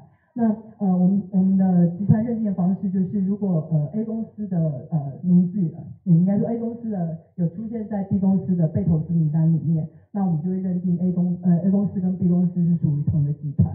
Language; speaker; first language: Chinese; native; Chinese